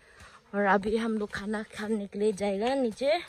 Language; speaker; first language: Hindi; non-native, local second language; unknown